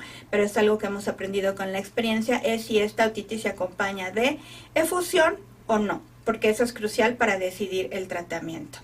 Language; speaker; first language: Spanish; native; Spanish